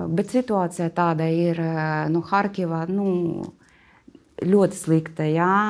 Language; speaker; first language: Latvian; non-native, fluent; Ukrainian